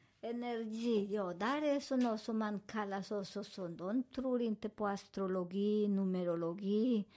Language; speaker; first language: Swedish; non-native, fluent; Spanish